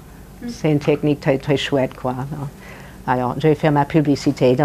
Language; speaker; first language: French; non-native, fluent; English